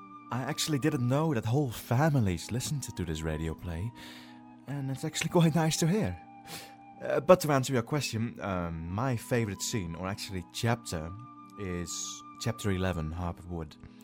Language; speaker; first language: English; non-native, fluent; Dutch